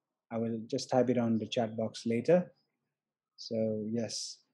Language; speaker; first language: English; non-native, fluent; Thai